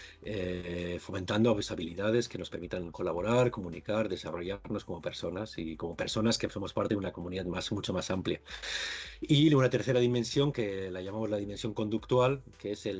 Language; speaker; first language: Spanish; native; Spanish